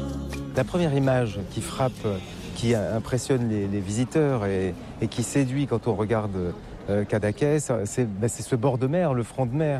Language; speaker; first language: French; native; French